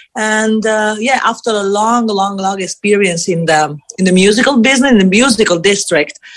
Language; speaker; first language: English; non-native, fluent; Italian